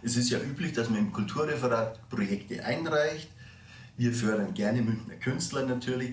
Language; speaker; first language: German; native; German